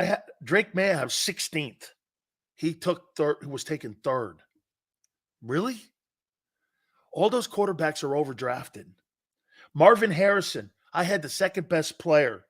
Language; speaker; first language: English; native; English